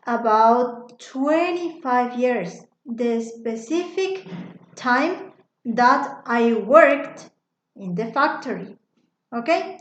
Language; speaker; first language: English; non-native, fluent; Spanish